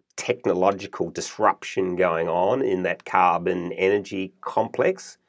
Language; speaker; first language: English; native; English